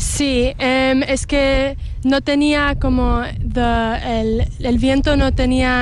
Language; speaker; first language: Spanish; early bilingual, heritage; English